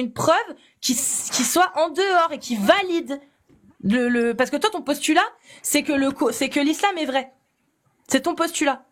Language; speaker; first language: French; native; French